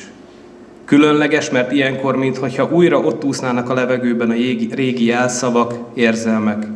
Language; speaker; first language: Hungarian; native; Hungarian